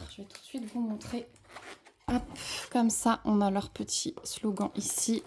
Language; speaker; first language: French; native; French